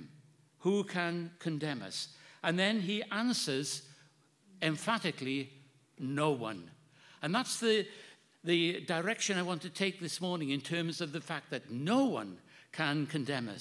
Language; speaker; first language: English; native; English